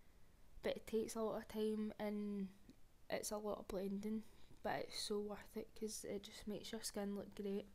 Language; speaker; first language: English; native; English